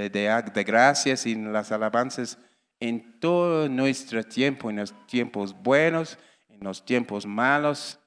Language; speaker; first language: Spanish; non-native, learner; English